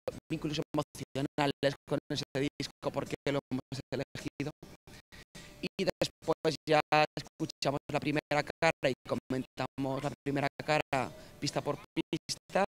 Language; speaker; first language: Spanish; native; Spanish